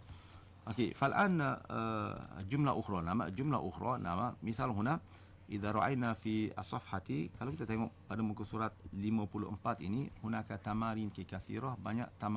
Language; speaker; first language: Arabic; non-native, fluent; Malay